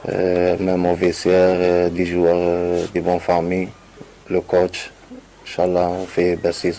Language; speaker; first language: French; non-native, learner; Arabic